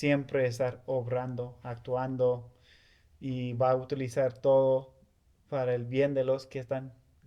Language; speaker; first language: Spanish; non-native, fluent; English